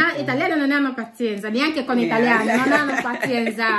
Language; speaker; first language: Italian; non-native, learner; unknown